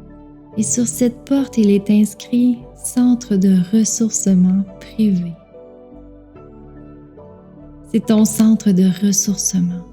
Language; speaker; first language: French; native; French